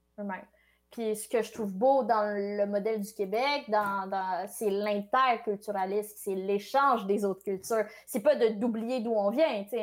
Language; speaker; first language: French; early bilingual, other home language; Tamil